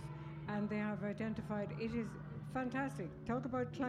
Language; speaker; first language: English; native; English